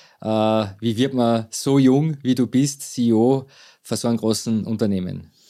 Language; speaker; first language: German; native; German